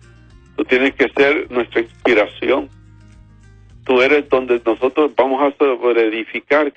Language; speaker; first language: Spanish; native; Spanish